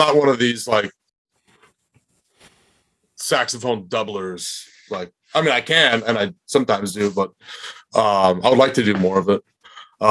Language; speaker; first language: English; native; English